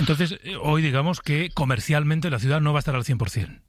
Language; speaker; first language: Spanish; native; Spanish